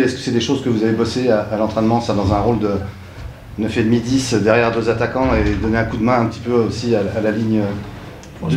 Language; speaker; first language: French; native; French